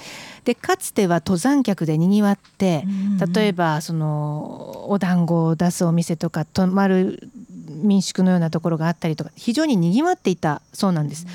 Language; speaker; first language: Japanese; native; Japanese